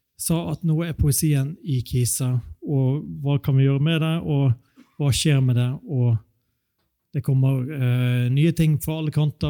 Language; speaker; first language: Norwegian; native; Norwegian